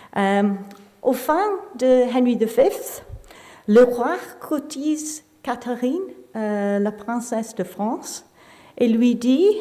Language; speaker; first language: French; non-native, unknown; English